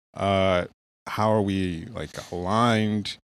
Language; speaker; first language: English; early bilingual, other home language; Yoruba